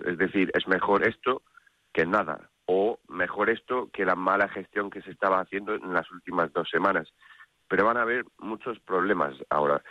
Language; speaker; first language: Spanish; non-native, fluent; English